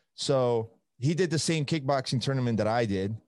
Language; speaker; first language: English; non-native, fluent; Italian